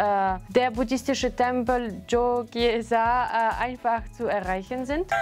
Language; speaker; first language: German; non-native, fluent; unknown